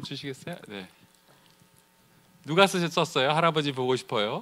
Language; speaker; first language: Korean; native; Korean